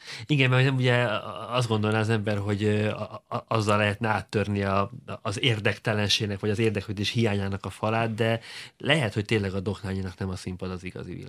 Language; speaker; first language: Hungarian; native; Hungarian